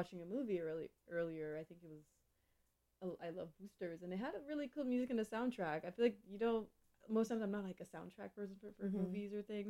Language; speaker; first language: English; non-native, local second language; Igbo